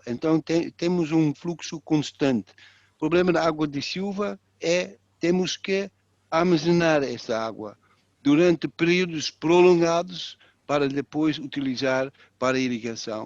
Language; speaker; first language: Portuguese; non-native, fluent; Dutch